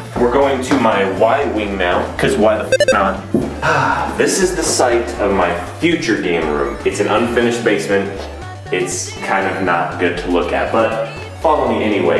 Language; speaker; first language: English; native; English